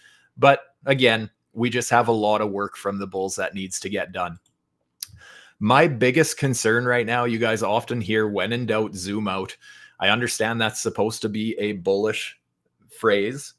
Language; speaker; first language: English; native; English